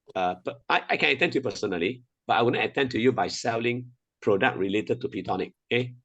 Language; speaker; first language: English; non-native, local second language; Chinese